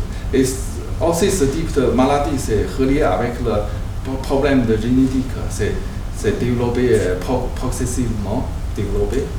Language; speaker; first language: French; non-native, learner; Chinese